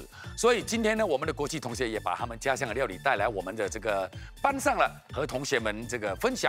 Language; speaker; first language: Chinese; native; Chinese